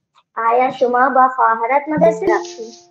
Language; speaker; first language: Persian; non-native, learner; Urdu